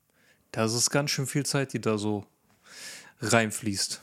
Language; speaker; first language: German; native; German